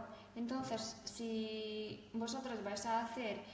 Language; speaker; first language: Spanish; non-native, fluent; Russian